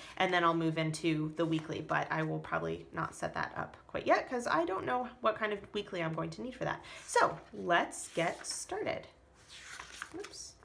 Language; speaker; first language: English; native; English